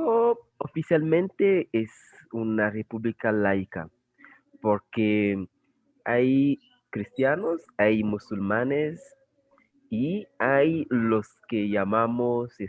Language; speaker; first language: Spanish; non-native, fluent; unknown